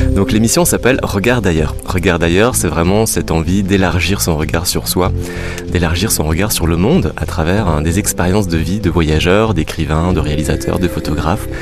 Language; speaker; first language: French; native; French